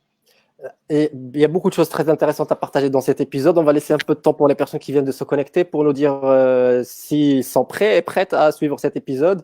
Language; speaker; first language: French; native; French